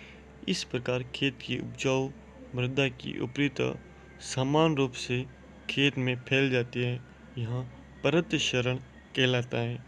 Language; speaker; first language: Hindi; native; Hindi